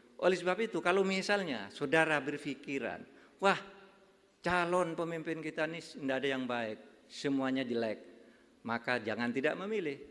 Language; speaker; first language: Indonesian; non-native, local second language; Madurese